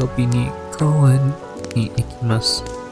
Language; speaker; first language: Japanese; non-native, learner; English